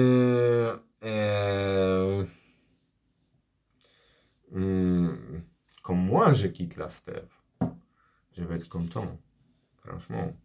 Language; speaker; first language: French; non-native, fluent; Polish